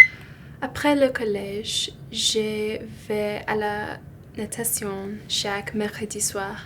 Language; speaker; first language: French; non-native, learner; English